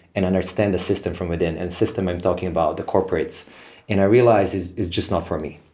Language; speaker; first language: English; non-native, fluent; Serbian